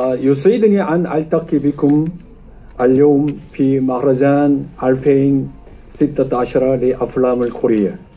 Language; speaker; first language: Arabic; non-native, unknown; Korean